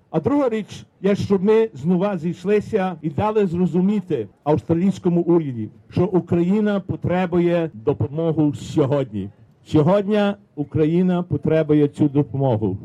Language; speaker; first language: Ukrainian; early bilingual, heritage; Ukrainian